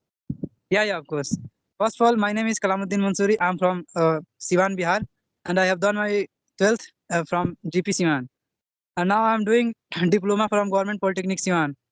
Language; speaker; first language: English; non-native, learner; Hindi